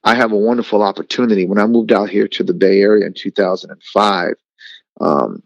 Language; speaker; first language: English; native; English